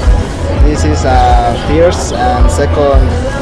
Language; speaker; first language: English; non-native, learner; Spanish